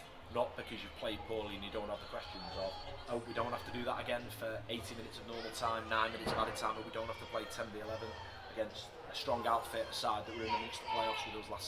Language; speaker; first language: English; native; English